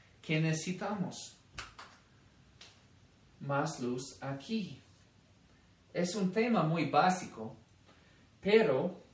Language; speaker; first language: Spanish; non-native, fluent; English